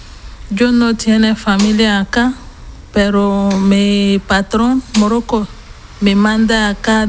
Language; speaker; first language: Spanish; non-native, learner; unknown